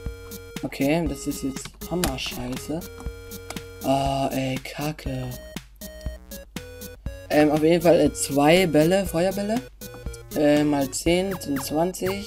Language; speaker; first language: German; native; German